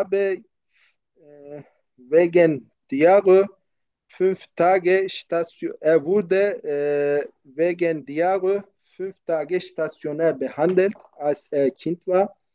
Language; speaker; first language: German; non-native, learner; Turkish